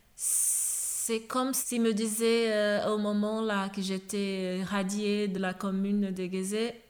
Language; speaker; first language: French; non-native, fluent; Portuguese